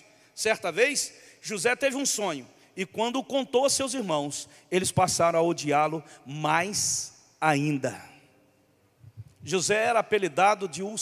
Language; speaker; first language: Portuguese; native; Portuguese